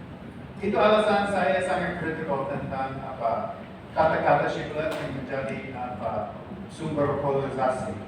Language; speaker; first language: Indonesian; non-native, fluent; English